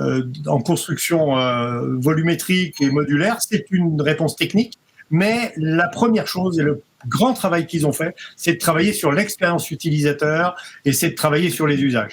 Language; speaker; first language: French; native; French